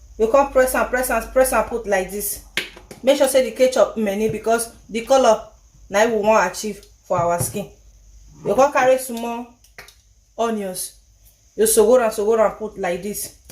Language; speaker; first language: Nigerian Pidgin; native; Nigerian Pidgin